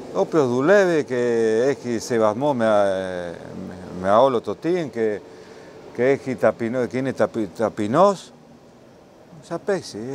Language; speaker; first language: Greek; non-native, learner; Spanish